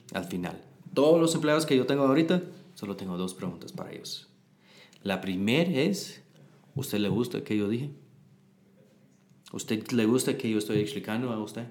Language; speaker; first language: Spanish; non-native, learner; English